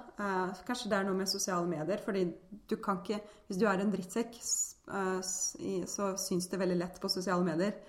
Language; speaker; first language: Norwegian; early bilingual, other home language; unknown